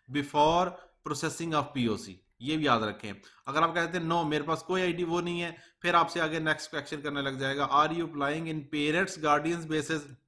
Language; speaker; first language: Urdu; native; Urdu